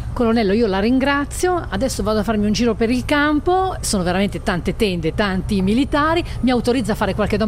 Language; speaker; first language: Italian; native; Italian